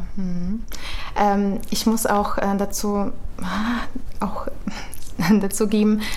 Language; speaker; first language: German; non-native, fluent; Polish